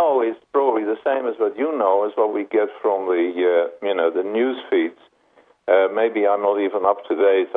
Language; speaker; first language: English; non-native, fluent; Dutch